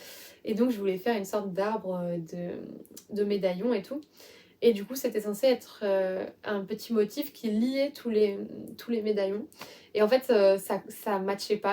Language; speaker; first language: French; native; French